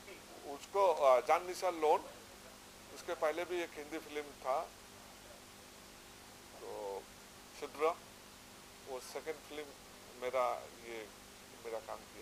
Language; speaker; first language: Hindi; non-native, local second language; Assamese